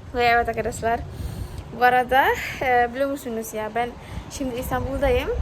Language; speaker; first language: Turkish; non-native, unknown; Indonesian